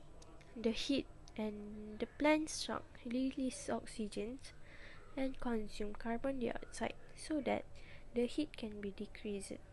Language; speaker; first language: English; non-native, local second language; Malay